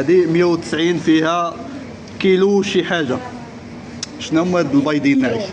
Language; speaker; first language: Arabic; native; Arabic